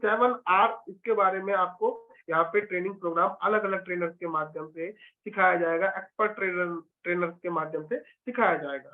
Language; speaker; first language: Hindi; native; Hindi